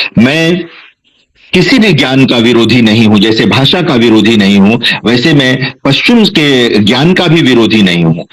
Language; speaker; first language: Hindi; non-native, local second language; Bhojpuri